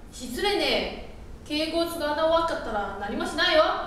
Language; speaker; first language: Japanese; non-native, learner; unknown